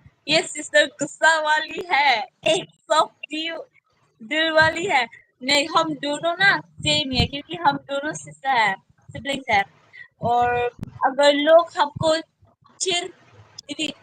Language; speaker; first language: Hindi; non-native, local second language; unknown